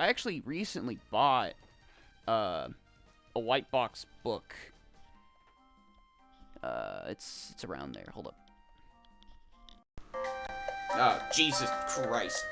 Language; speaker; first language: English; native; English